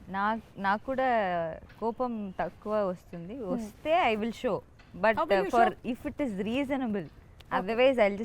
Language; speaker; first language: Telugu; non-native, learner; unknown